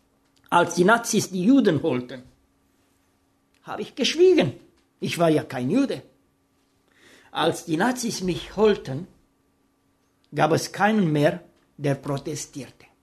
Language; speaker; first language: German; non-native, fluent; Romanian